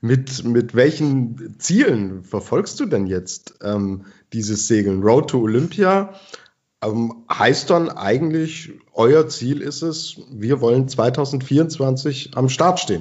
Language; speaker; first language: German; native; German